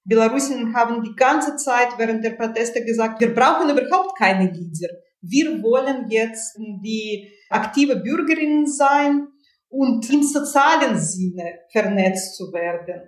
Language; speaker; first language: German; non-native, fluent; Russian